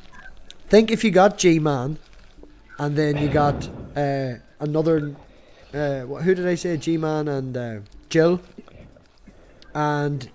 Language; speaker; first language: English; native; English